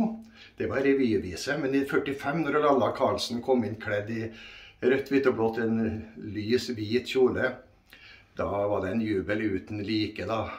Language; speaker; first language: Norwegian; native; Norwegian